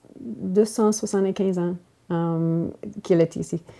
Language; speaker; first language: French; non-native, local second language; English